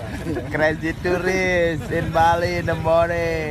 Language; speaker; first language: English; non-native, learner; Indonesian